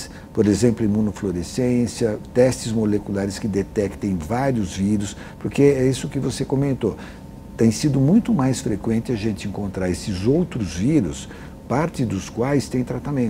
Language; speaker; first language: Portuguese; native; Portuguese